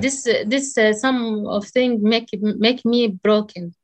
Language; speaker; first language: English; non-native, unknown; Arabic